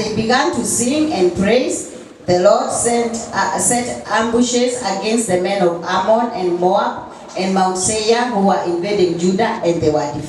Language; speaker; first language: English; non-native, fluent; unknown